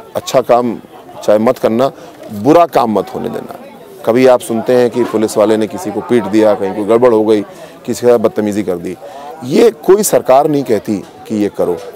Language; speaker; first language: Hindi; native; Hindi